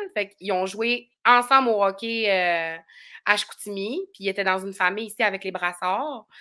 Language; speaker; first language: French; native; French